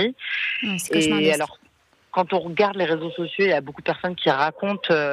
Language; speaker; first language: French; native; French